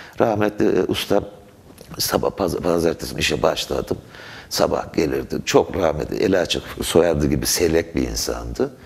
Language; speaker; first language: Turkish; native; Turkish